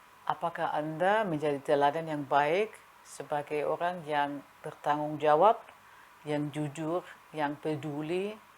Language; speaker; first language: Indonesian; non-native, fluent; German